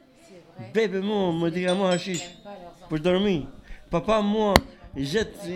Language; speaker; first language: French; non-native, learner; Albanian